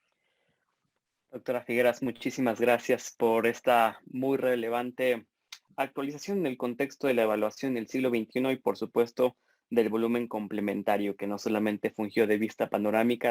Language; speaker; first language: Spanish; native; Spanish